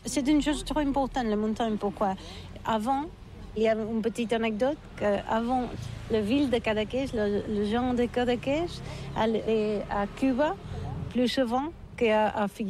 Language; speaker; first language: French; non-native, learner; Catalan